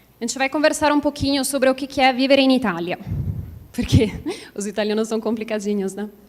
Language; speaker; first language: Portuguese; non-native, fluent; Italian